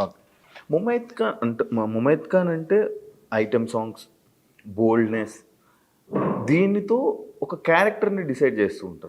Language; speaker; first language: Telugu; native; Telugu